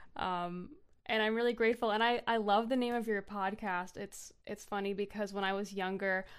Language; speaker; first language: English; native; English